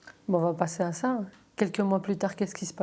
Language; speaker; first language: French; native; French